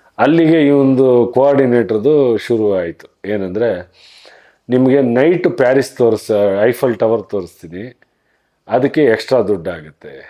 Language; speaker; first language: Kannada; native; Kannada